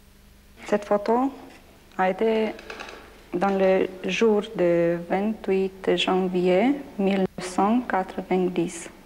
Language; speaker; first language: French; non-native, learner; Romanian